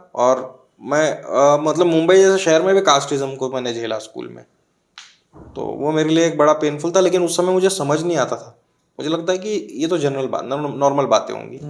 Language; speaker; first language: Hindi; native; Hindi